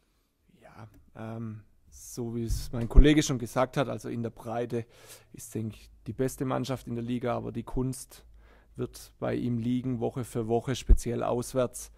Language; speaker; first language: German; native; German